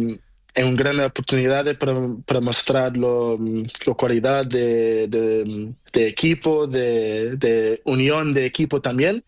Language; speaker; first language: Spanish; non-native, learner; Portuguese